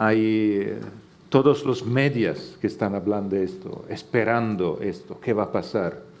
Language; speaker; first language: Spanish; non-native, fluent; Italian